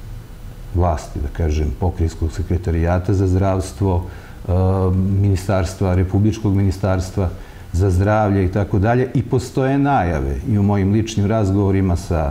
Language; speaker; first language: Serbian; native; Serbian